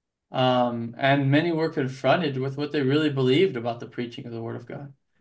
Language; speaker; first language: English; native; English